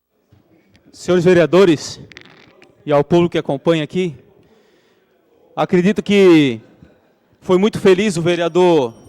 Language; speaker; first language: Portuguese; native; Portuguese